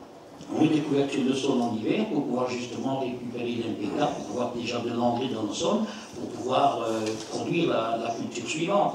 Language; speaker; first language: French; native; French